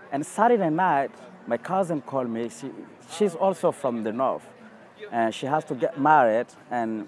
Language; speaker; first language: English; non-native, fluent; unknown